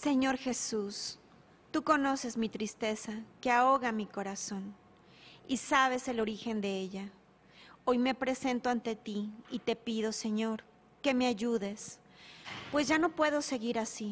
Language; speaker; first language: Spanish; native; Spanish